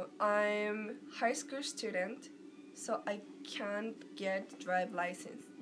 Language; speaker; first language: English; non-native, learner; Japanese